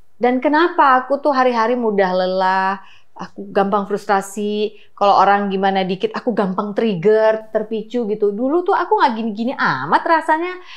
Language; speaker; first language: Indonesian; native; Indonesian